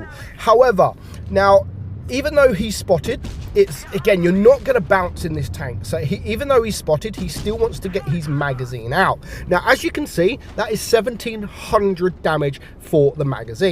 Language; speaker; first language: English; native; English